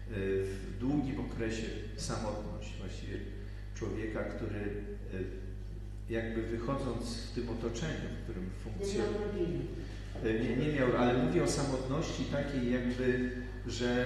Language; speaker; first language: Polish; native; Polish